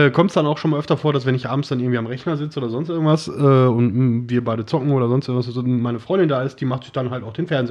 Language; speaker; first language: German; native; German